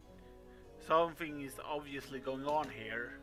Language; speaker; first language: English; non-native, fluent; Swedish